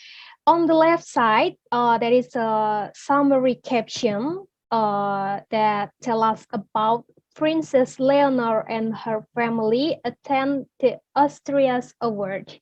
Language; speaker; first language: English; non-native, learner; Indonesian